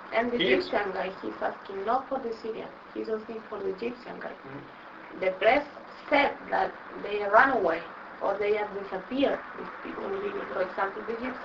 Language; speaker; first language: English; non-native, local second language; Spanish